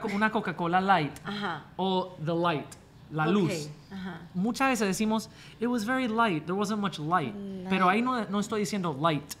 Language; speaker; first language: Spanish; non-native, fluent; English